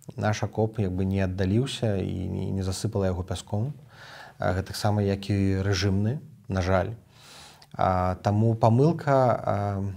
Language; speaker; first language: Belarusian; native; Belarusian